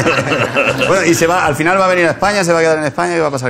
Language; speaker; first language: Spanish; native; Spanish